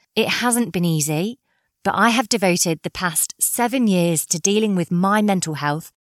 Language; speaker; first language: English; native; English